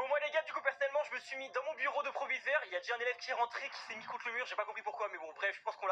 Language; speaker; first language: French; native; French